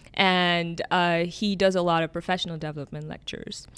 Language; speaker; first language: English; early bilingual, other home language; Arabic